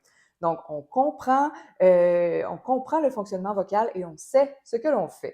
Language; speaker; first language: French; native; French